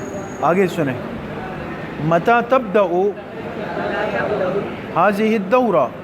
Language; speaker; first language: Arabic; non-native, fluent; Urdu